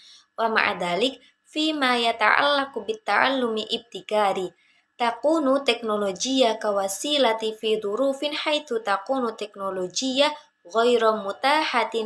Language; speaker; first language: Arabic; non-native, learner; Indonesian